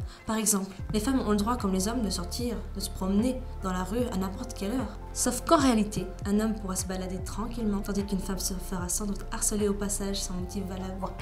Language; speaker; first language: French; native; French